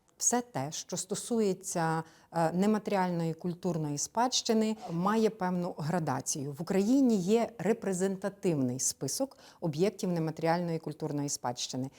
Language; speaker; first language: Ukrainian; native; Ukrainian